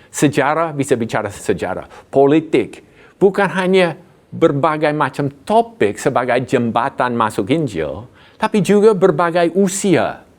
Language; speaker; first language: Indonesian; non-native, fluent; English